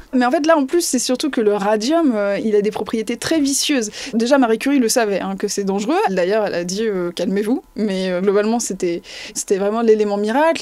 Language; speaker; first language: French; native; French